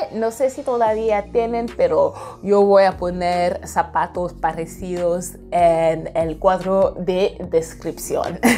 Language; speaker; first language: Spanish; non-native, fluent; English